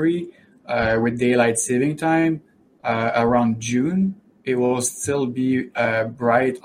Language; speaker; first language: English; native; English